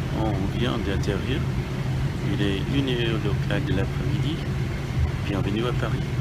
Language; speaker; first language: French; non-native, learner; English